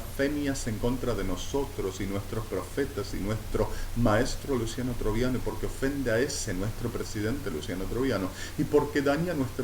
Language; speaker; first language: Spanish; native; Spanish